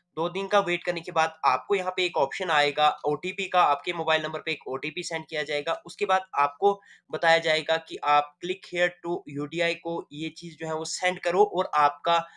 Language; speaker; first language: Hindi; native; Hindi